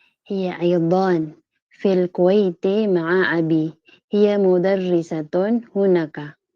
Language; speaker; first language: Arabic; non-native, learner; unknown